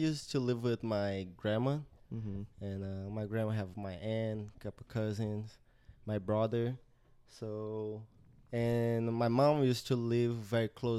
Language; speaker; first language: English; non-native, learner; Portuguese